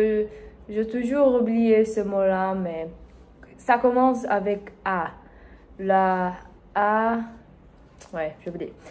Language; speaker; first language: French; non-native, learner; Spanish